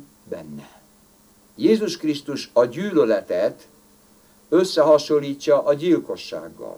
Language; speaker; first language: Hungarian; native; Hungarian